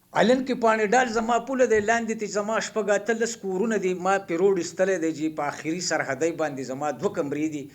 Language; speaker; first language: Pashto; non-native, local second language; Gujari